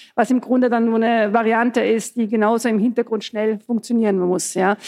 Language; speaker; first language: German; native; German